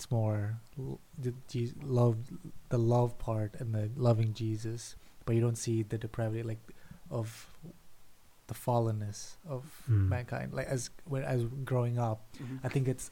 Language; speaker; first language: English; non-native, local second language; Malayalam